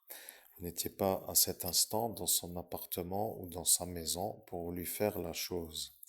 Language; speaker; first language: French; native; French